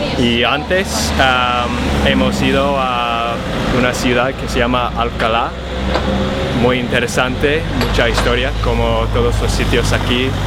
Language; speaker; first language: Spanish; non-native, fluent; English